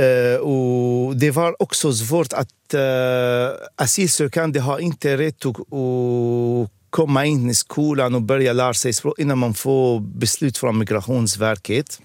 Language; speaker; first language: Swedish; non-native, fluent; Arabic